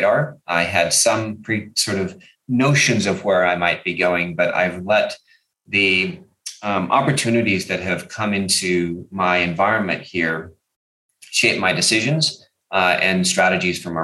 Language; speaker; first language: English; native; English